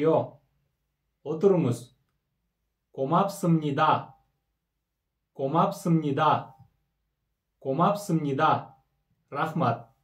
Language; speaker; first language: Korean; non-native, fluent; Kyrgyz